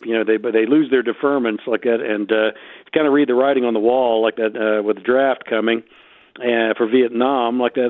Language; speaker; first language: English; native; English